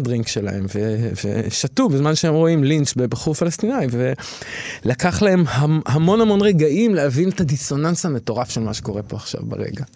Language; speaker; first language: Hebrew; native; Hebrew